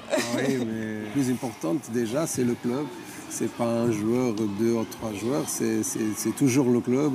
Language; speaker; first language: French; non-native, fluent; Portuguese